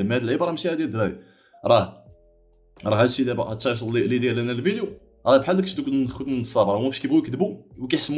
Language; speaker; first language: Arabic; native; Arabic